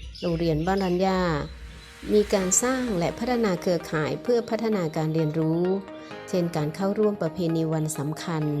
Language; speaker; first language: Thai; native; Thai